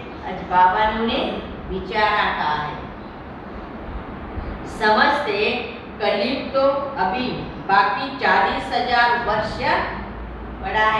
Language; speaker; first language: Hindi; non-native, local second language; Marathi